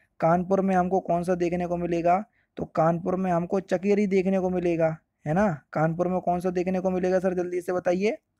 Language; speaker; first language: Hindi; native; Hindi